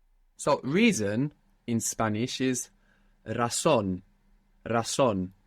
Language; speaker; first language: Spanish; non-native, fluent; English